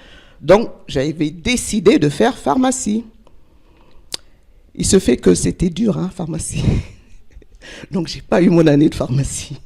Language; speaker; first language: French; native; French